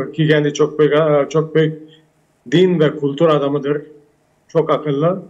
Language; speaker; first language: Turkish; early bilingual, heritage; Turkish